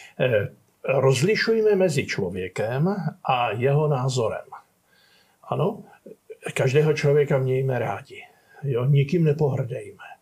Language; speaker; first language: Czech; native; Czech